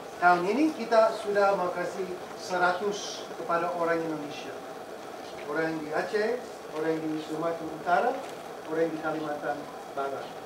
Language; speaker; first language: Indonesian; non-native, fluent; English